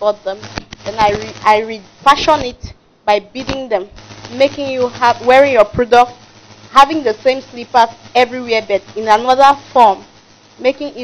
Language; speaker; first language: English; non-native, local second language; French